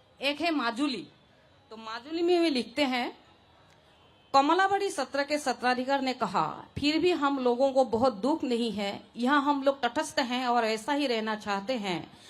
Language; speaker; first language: Hindi; non-native, local second language; Assamese